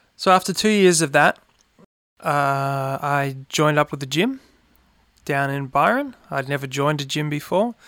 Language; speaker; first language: English; native; English